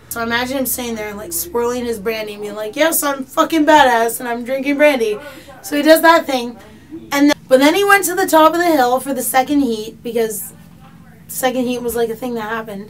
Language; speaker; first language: English; native; English